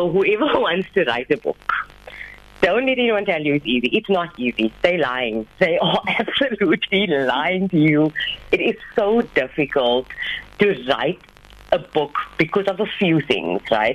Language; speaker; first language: English; native; English